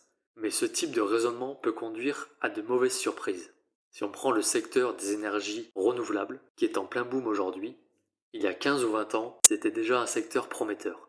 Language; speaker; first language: French; native; French